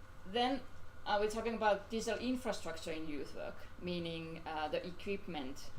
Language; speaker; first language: English; non-native, fluent; Finnish